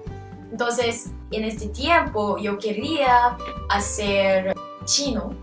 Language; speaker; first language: Spanish; non-native, learner; English